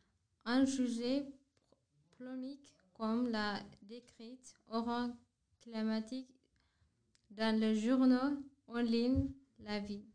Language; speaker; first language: French; non-native, learner; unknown